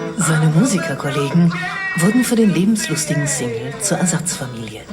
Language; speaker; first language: German; native; German